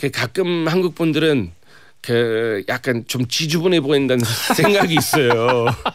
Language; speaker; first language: Korean; non-native, fluent; English